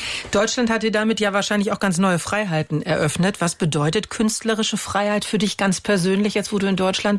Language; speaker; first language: German; native; German